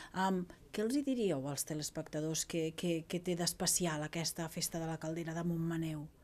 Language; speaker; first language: Catalan; native; Catalan